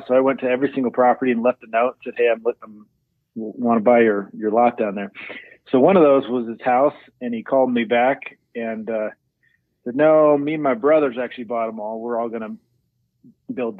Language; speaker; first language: English; native; English